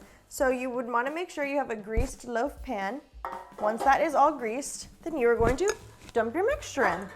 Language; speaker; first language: English; native; English